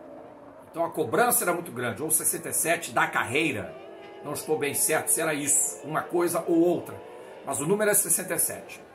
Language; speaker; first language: Portuguese; native; Portuguese